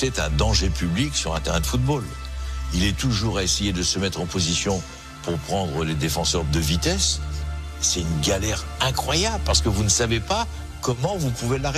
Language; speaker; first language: French; native; French